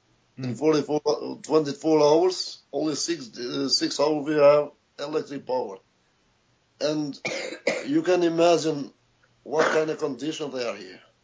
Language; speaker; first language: English; non-native, learner; Albanian